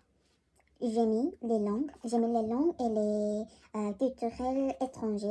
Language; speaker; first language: French; non-native, learner; Korean